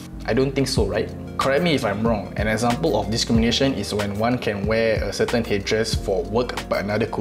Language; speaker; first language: English; non-native, local second language; Malay